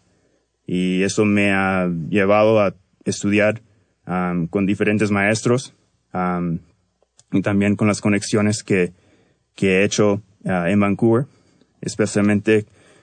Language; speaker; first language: Spanish; early bilingual, heritage; Spanish